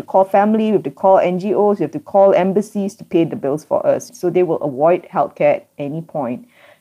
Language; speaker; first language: English; non-native, local second language; Tamil